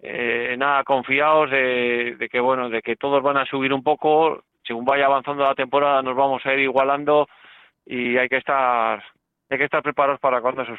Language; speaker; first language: Spanish; native; Spanish